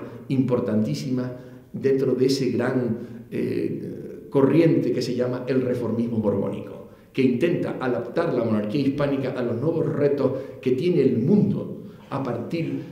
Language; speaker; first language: Spanish; native; Spanish